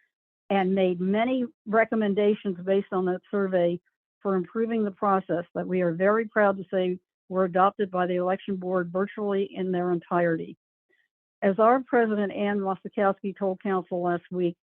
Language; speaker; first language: English; native; English